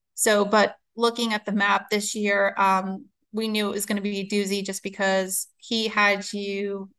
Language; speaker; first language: English; native; English